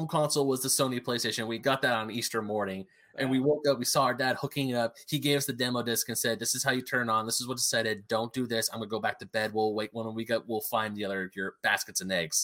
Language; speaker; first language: English; native; English